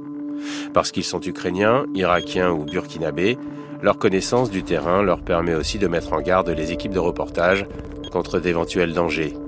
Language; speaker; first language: French; native; French